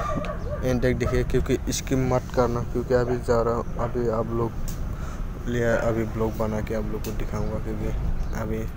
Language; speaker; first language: Hindi; non-native, local second language; Assamese